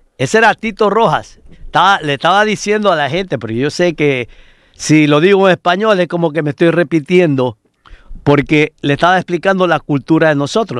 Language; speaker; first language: Spanish; native; Spanish